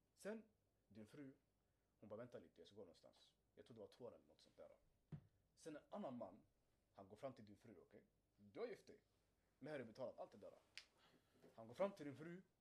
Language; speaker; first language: Swedish; early bilingual, other home language; Somali